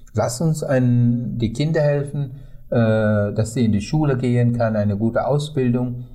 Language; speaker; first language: German; non-native, fluent; Sinhala